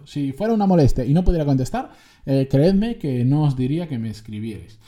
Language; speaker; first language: Spanish; native; Spanish